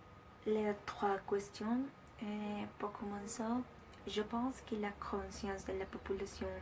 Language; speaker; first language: French; non-native, learner; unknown